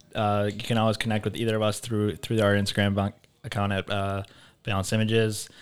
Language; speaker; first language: English; native; English